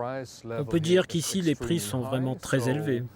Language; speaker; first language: French; non-native, fluent; Dutch